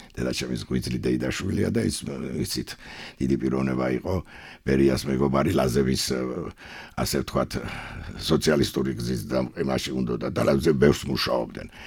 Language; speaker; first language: Georgian; non-native, local second language; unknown